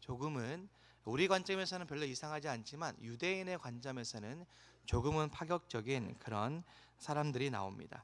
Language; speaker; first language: Korean; native; Korean